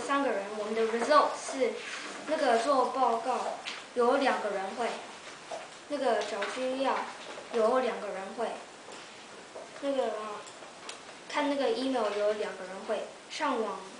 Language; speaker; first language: Chinese; early bilingual, heritage; Chinese